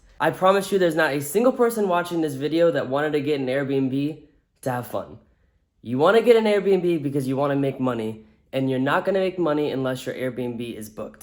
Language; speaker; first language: English; native; English